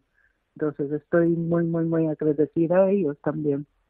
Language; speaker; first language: Spanish; non-native, fluent; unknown